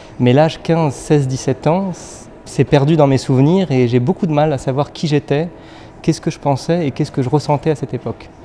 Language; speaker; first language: French; native; French